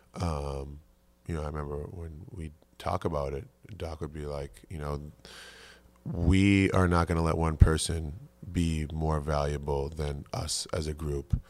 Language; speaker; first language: English; native; English